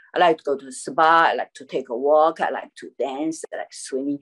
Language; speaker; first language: English; non-native, fluent; Chinese